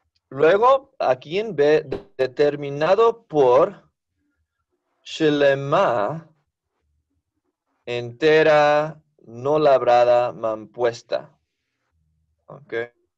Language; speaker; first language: Spanish; non-native, fluent; English